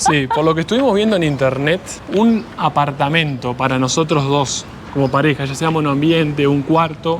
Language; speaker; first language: Spanish; native; Spanish